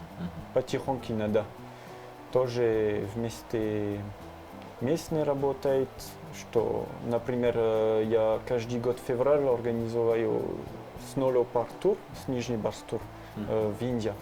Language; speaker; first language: Russian; non-native, learner; French